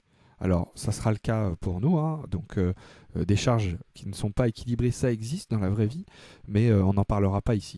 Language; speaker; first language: French; native; French